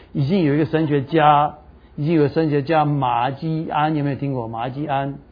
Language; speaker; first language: Chinese; non-native, fluent; English